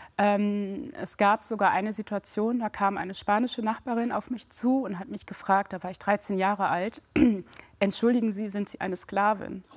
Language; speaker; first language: German; early bilingual, other home language; French